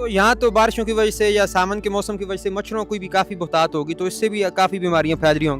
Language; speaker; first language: Urdu; native; Urdu